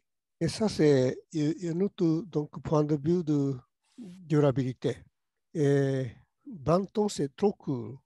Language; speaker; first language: French; non-native, learner; Japanese